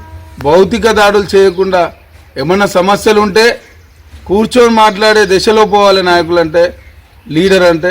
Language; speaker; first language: Telugu; native; Telugu